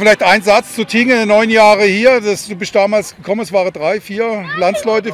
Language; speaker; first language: German; native; German